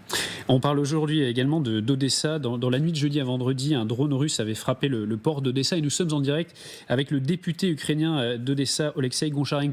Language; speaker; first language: French; native; French